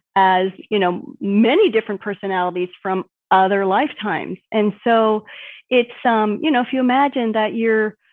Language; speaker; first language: English; native; English